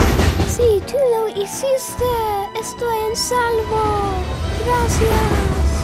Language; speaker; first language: Spanish; non-native, learner; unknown